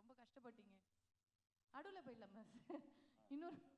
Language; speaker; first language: Tamil; native; Tamil